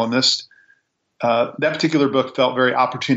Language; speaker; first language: English; native; English